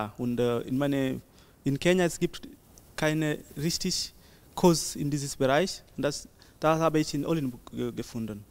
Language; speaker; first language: German; non-native, learner; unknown